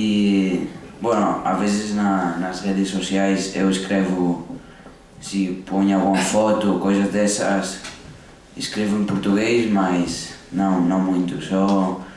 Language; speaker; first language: Portuguese; early bilingual, heritage; Portuguese